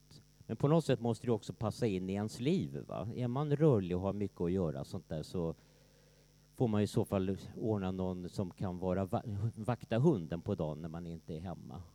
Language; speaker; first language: Swedish; native; Swedish